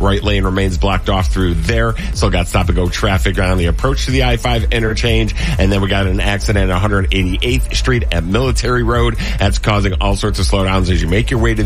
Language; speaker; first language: English; native; English